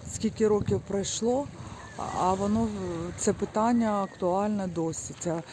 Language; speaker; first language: Ukrainian; native; Ukrainian